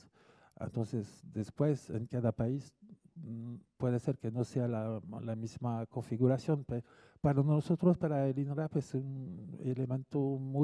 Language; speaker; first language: Spanish; non-native, fluent; French